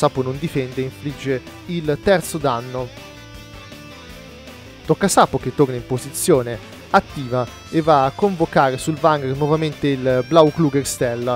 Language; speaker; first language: Italian; native; Italian